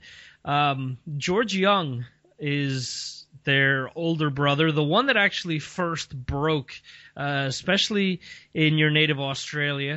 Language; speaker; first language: English; native; English